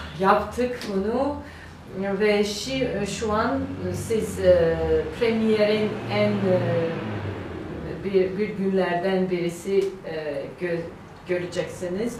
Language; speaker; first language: Turkish; non-native, learner; Georgian